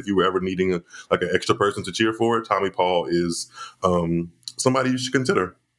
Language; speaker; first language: English; native; English